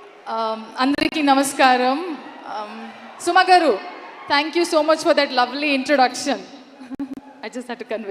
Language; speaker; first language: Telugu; non-native, learner; Kannada